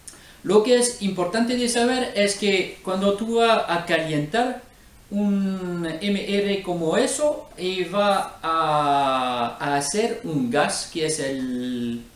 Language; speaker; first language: Spanish; non-native, learner; French